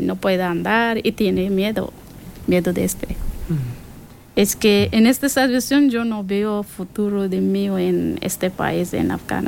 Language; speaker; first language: Spanish; non-native, learner; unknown